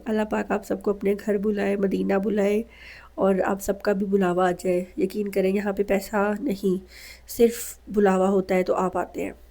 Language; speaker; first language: Urdu; native; Urdu